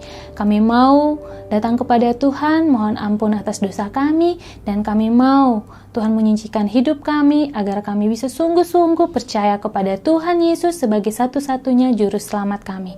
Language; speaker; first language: Indonesian; native; Indonesian